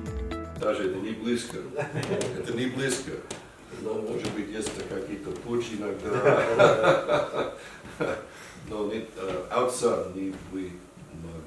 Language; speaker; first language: Russian; non-native, fluent; English